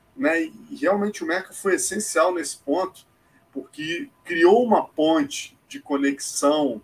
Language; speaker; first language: Portuguese; native; Portuguese